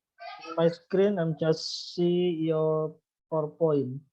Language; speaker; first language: English; non-native, fluent; Indonesian